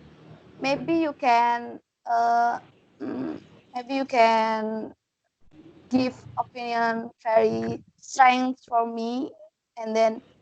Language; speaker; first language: English; non-native, learner; Indonesian